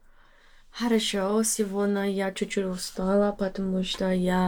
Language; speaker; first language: Russian; non-native, learner; English